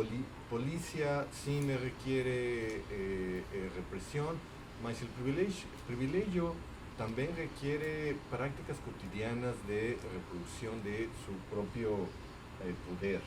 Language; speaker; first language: Portuguese; non-native, fluent; Spanish